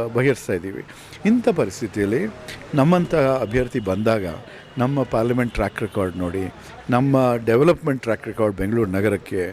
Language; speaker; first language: Kannada; native; Kannada